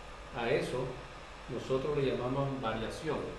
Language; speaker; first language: Spanish; native; Spanish